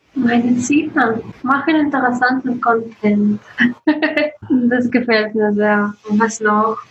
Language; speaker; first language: German; non-native, learner; Russian